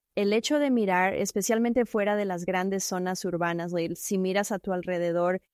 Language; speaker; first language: Spanish; non-native, fluent; Chinese